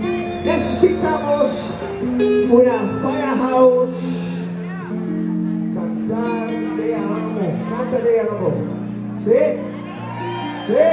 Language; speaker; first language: Spanish; non-native, learner; English